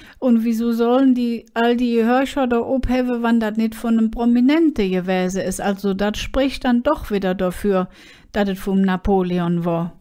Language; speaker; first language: German; native; German